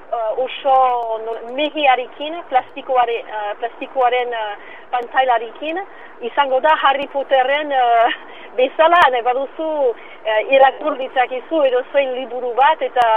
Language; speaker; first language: Basque; non-native, local second language; French